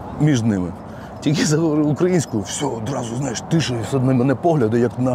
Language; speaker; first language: Ukrainian; non-native, local second language; Russian